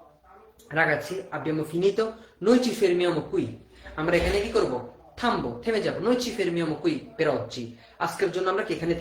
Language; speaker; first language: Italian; non-native, fluent; Bangla